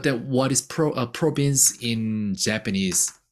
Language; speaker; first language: English; non-native, fluent; Korean